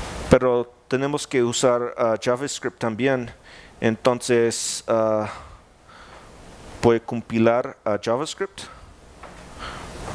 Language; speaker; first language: Spanish; non-native, learner; English